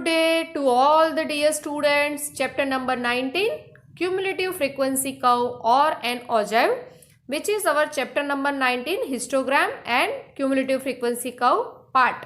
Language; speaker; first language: English; non-native, local second language; Hindi